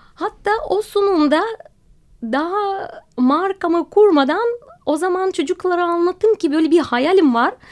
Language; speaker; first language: Turkish; non-native, fluent; Russian